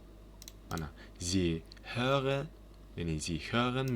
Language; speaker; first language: German; non-native, learner; Uzbek